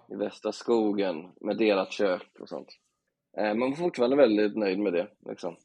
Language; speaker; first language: Swedish; native; Swedish